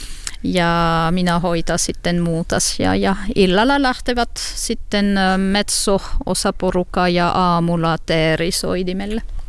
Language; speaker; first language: Finnish; non-native, learner; French